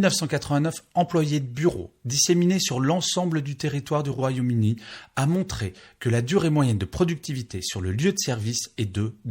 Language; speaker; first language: French; native; French